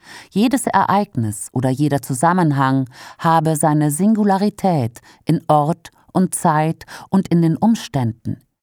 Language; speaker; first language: German; native; German